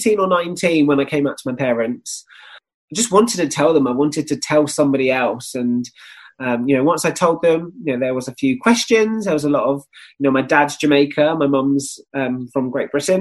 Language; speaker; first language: English; native; English